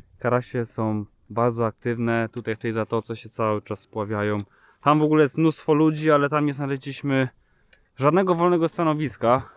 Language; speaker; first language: Polish; native; Polish